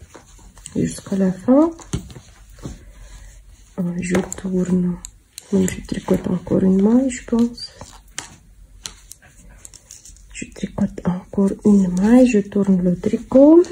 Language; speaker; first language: French; non-native, fluent; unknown